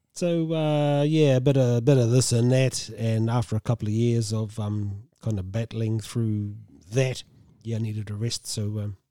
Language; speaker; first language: English; native; English